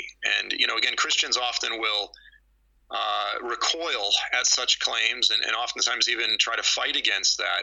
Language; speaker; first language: English; native; English